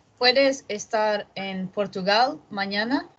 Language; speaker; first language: Spanish; non-native, learner; Portuguese